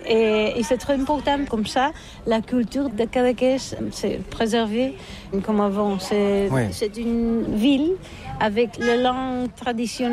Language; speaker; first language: French; non-native, learner; Catalan